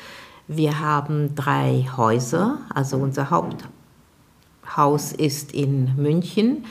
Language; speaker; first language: German; non-native, fluent; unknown